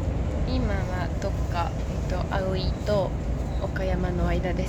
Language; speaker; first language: Japanese; non-native, fluent; French